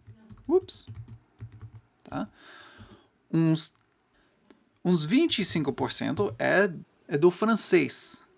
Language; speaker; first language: Portuguese; non-native, fluent; English